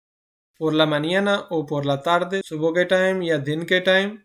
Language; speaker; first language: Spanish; non-native, fluent; Urdu